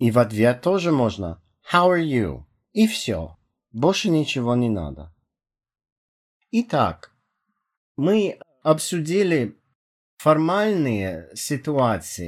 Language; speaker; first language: Russian; non-native, fluent; English